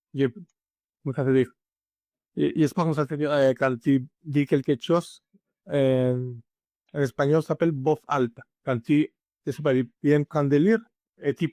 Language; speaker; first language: French; non-native, learner; Spanish